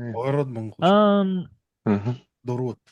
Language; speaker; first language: Mongolian; non-native, learner; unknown